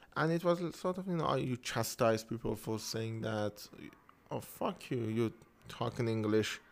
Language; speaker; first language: English; non-native, fluent; Persian